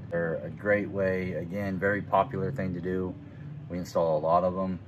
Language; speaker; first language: English; native; English